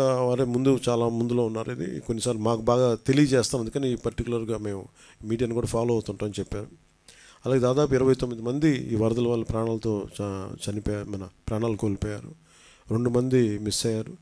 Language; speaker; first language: Telugu; native; Telugu